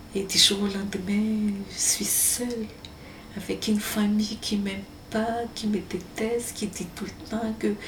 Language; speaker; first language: French; non-native, local second language; Malagasy